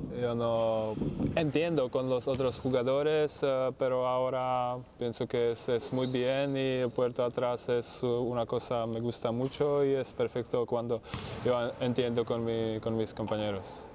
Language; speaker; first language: Spanish; non-native, learner; Czech